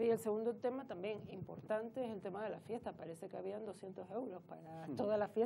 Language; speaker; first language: Spanish; native; Spanish